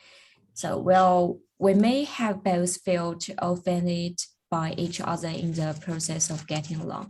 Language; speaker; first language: English; non-native, learner; Chinese